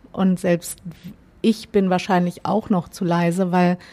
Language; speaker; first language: German; native; German